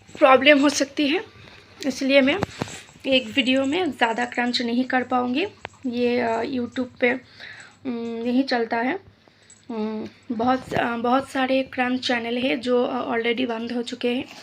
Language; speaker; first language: Hindi; non-native, local second language; Bangla